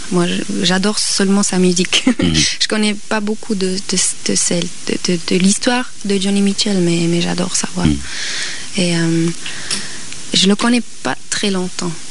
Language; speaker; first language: French; non-native, local second language; German